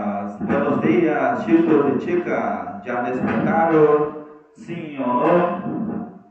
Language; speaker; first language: Spanish; non-native, fluent; Portuguese